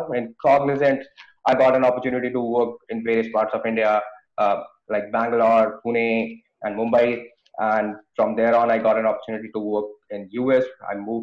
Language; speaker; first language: English; non-native, local second language; Hindi